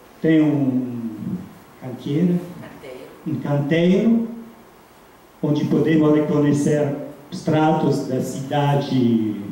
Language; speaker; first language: Portuguese; non-native, fluent; Italian